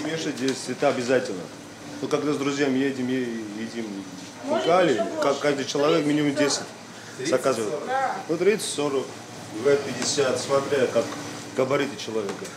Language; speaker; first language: Russian; non-native, fluent; Georgian